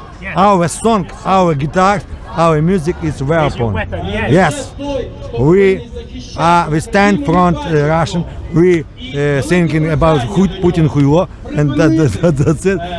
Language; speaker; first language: English; non-native, learner; Ukrainian